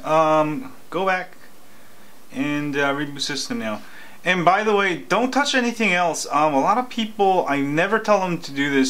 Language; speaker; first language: English; native; English